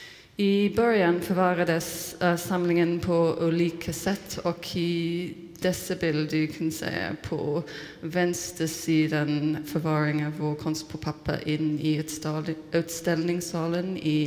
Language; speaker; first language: Swedish; non-native, fluent; English